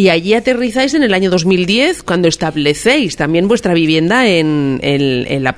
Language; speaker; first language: Spanish; native; Spanish